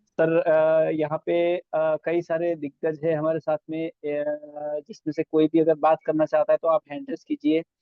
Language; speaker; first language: Hindi; non-native, local second language; Gujarati